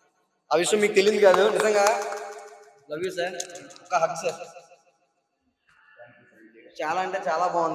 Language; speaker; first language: Telugu; native; Telugu